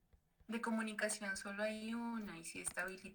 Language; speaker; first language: Spanish; native; Spanish